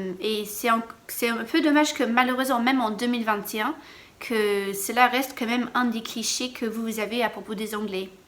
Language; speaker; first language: French; non-native, fluent; English